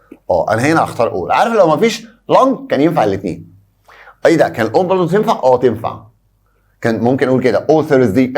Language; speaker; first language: Arabic; native; Arabic